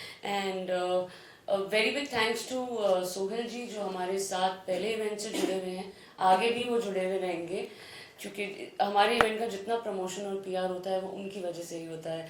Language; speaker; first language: Hindi; native; Hindi